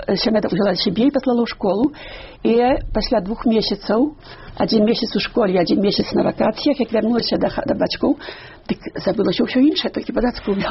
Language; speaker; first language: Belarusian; early bilingual, heritage; Belarusian